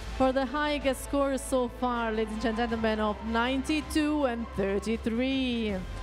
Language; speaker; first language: English; non-native, fluent; Italian